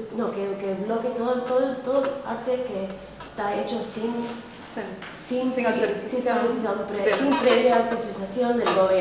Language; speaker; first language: Spanish; non-native, fluent; English